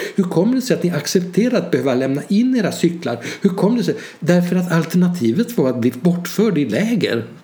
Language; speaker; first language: Swedish; early bilingual, other home language; Hungarian